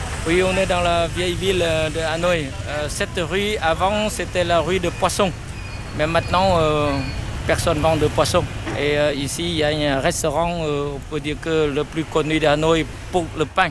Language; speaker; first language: French; non-native, fluent; Vietnamese